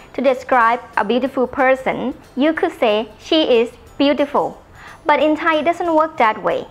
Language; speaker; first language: English; non-native, fluent; Thai